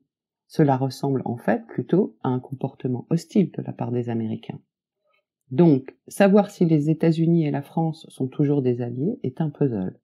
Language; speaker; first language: French; native; French